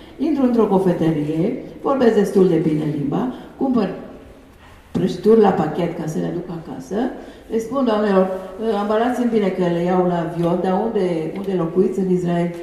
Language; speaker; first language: Romanian; early bilingual, heritage; Romanian